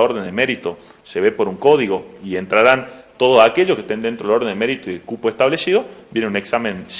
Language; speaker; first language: Spanish; native; Spanish